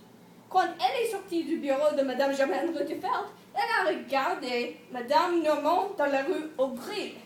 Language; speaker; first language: French; non-native, learner; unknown